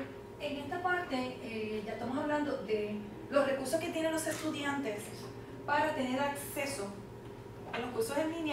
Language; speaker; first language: Spanish; native; Spanish